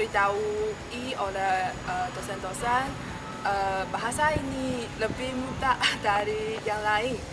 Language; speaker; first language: Indonesian; non-native, learner; Chinese